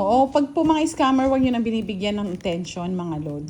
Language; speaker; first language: Filipino; native; Filipino